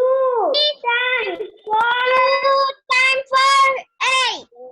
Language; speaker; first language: English; non-native, learner; Spanish